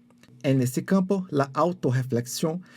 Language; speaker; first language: Spanish; non-native, fluent; Portuguese